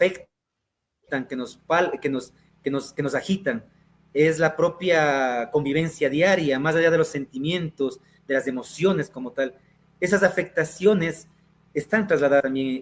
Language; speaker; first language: Spanish; native; Spanish